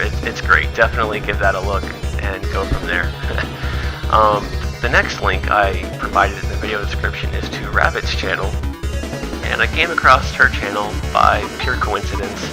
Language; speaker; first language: English; native; English